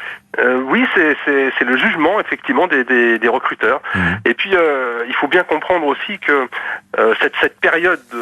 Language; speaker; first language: French; native; French